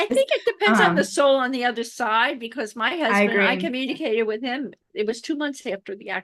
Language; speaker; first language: English; native; English